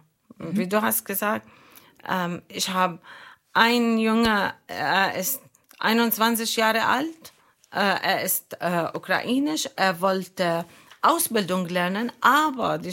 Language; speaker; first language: German; non-native, fluent; Arabic